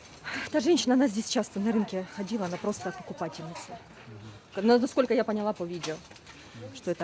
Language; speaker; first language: Russian; native; Russian